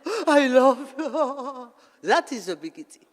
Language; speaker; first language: English; non-native, learner; French